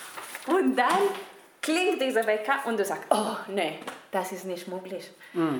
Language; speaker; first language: German; non-native, fluent; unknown